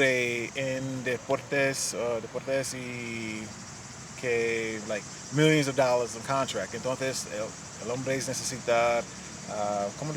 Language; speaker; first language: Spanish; non-native, learner; English